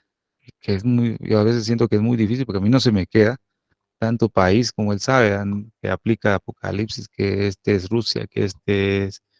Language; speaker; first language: Spanish; native; Spanish